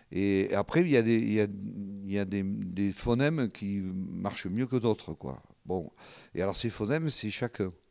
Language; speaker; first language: French; non-native, local second language; Occitan